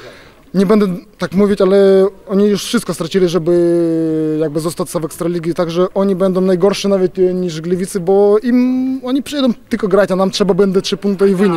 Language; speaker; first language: Polish; non-native, local second language; Ukrainian